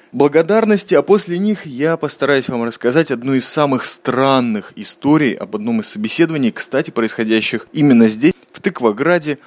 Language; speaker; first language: Russian; native; Russian